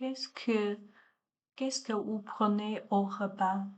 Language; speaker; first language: French; non-native, learner; Chinese